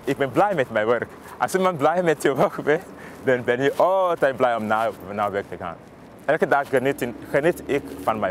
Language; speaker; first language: Dutch; non-native, learner; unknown